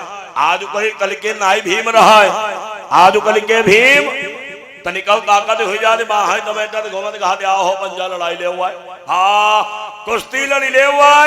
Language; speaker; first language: Hindi; native; Hindi